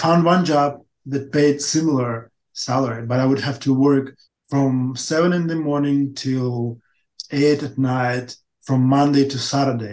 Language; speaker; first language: English; non-native, fluent; Ukrainian